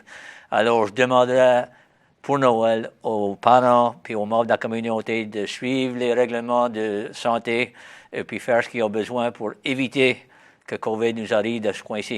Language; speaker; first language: French; native; French